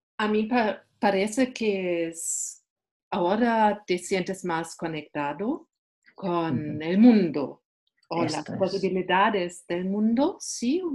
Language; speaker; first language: Spanish; non-native, fluent; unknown